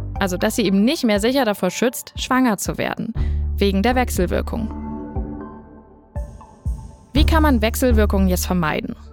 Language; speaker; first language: German; native; German